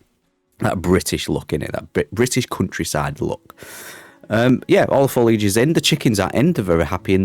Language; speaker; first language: English; native; English